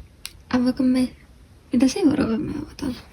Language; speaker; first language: Finnish; non-native, learner; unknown